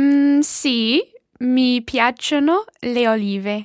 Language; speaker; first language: Italian; non-native, learner; English